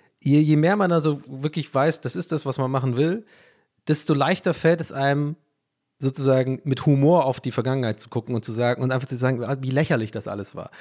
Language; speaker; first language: German; native; German